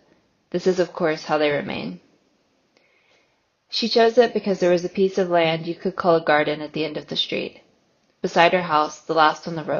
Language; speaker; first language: English; native; English